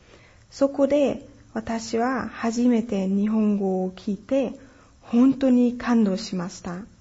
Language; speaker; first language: Japanese; non-native, fluent; German